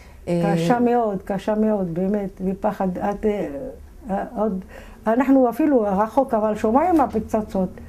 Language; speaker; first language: Hebrew; non-native, fluent; Arabic